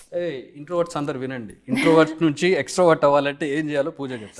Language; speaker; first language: Telugu; native; Telugu